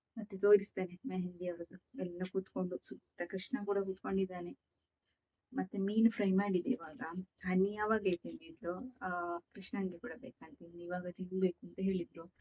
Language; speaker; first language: Kannada; native; Kannada